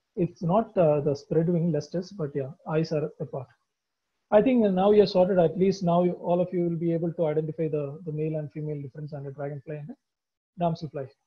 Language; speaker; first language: English; non-native, local second language; Malayalam